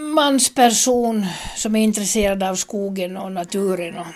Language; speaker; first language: Swedish; native; Swedish